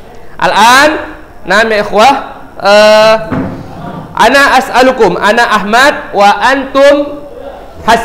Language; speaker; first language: Arabic; non-native, fluent; Indonesian